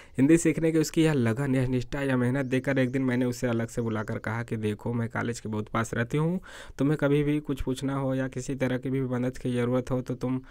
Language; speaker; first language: Hindi; native; Hindi